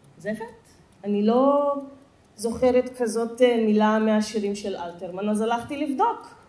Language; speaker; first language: Hebrew; non-native, local second language; Arabic